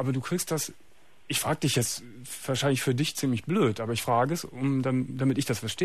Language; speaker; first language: German; native; German